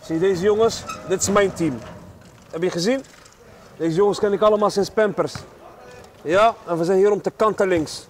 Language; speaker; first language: Dutch; native; Dutch